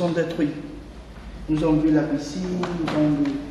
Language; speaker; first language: French; non-native, learner; Spanish